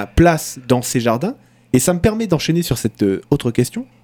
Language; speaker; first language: French; native; French